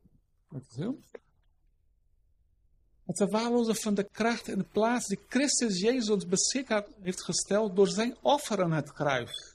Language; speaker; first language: Dutch; non-native, fluent; Portuguese